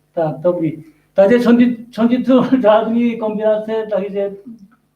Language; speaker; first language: Czech; non-native, learner; Korean